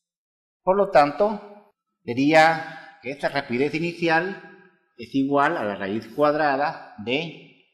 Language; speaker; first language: Spanish; native; Spanish